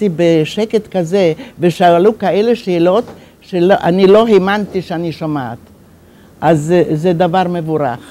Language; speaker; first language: Hebrew; non-native, fluent; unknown